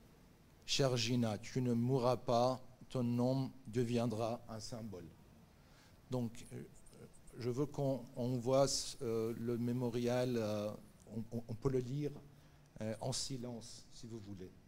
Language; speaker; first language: French; non-native, fluent; Persian